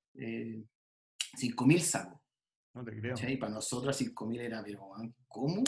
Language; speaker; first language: Spanish; native; Spanish